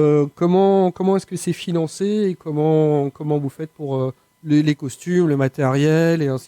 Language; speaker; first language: French; native; French